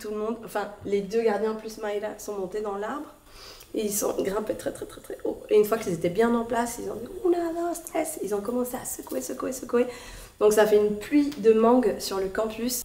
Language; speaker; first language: French; native; French